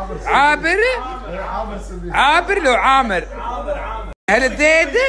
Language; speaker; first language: Arabic; native; Arabic